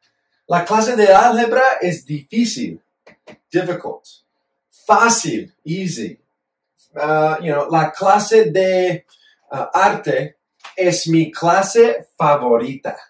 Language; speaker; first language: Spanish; non-native, fluent; English